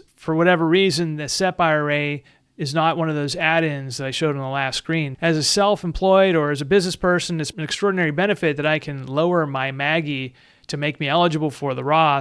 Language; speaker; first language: English; native; English